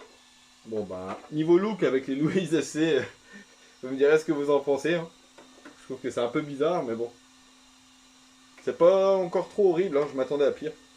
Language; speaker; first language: French; native; French